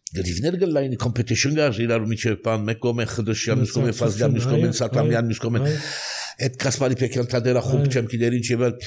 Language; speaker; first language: Armenian; early bilingual, heritage; Armenian